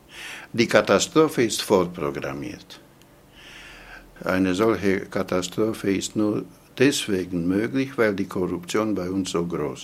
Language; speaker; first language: German; non-native, fluent; Romanian